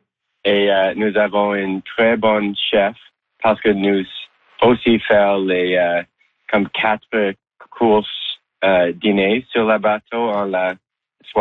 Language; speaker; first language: French; non-native, learner; English